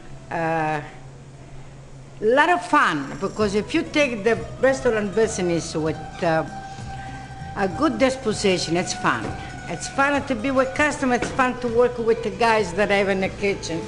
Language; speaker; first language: English; non-native, fluent; Italian